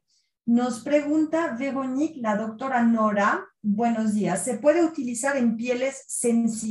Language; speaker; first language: Spanish; native; Spanish